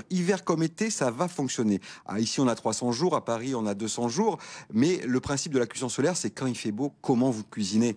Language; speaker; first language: French; native; French